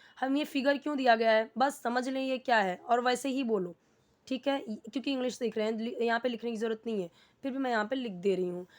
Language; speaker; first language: Hindi; native; Hindi